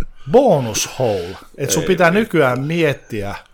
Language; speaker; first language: Finnish; native; Finnish